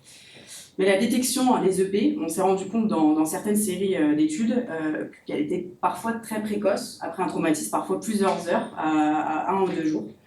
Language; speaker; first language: French; native; French